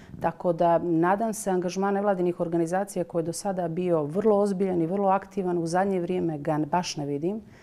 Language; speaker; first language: Bosnian; native; Bosnian